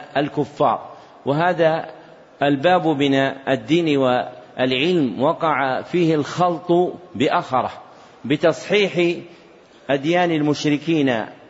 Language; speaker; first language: Arabic; native; Arabic